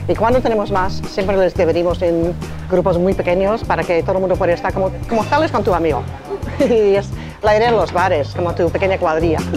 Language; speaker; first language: Spanish; non-native, fluent; English